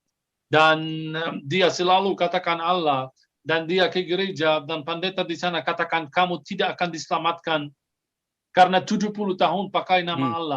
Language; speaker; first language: Indonesian; non-native, fluent; Arabic